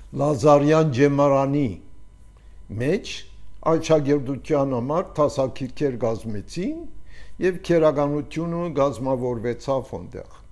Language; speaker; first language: Armenian; early bilingual, heritage; Armenian